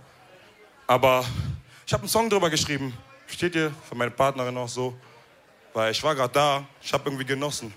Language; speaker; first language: German; early bilingual, other home language; Wolof